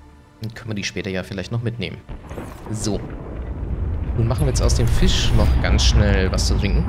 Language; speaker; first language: German; native; German